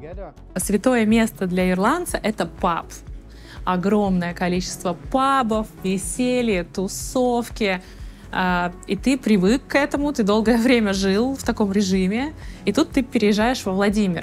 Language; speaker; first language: Russian; native; Russian